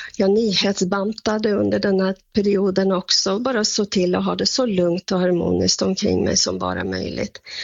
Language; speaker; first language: Swedish; native; Swedish